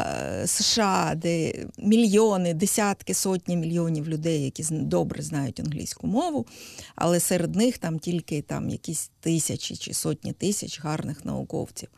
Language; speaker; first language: Ukrainian; native; Ukrainian